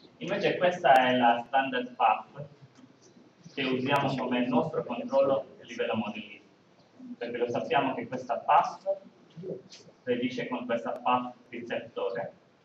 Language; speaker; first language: Italian; non-native, learner; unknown